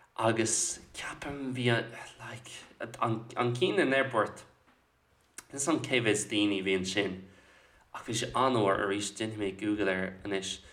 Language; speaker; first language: Irish; non-native, local second language; English